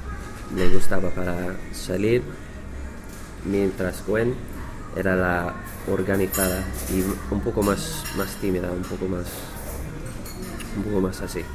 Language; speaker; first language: Spanish; non-native, learner; English